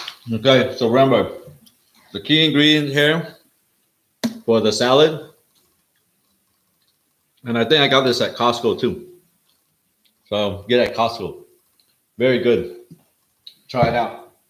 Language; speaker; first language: English; early bilingual, other home language; Vietnamese